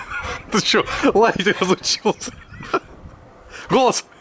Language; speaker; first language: Russian; native; Russian